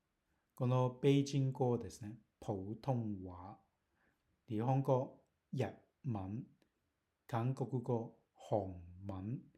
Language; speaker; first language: Japanese; non-native, learner; Cantonese